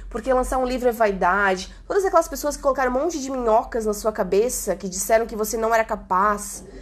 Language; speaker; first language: Portuguese; native; Portuguese